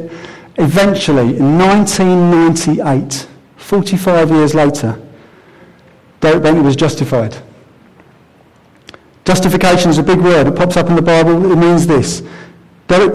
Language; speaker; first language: English; native; English